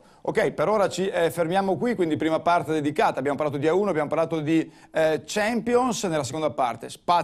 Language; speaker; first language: Italian; native; Italian